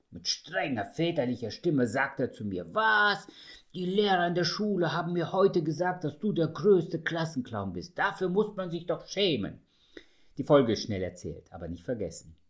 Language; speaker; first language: German; early bilingual, other home language; Russian